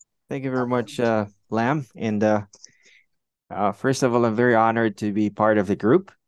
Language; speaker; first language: English; non-native, fluent; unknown